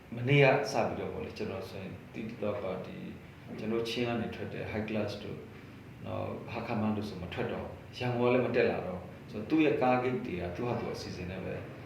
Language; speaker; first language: Burmese; non-native, local second language; Hakha Chin